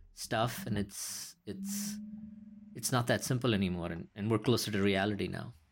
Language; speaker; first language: English; early bilingual, other home language; Hindi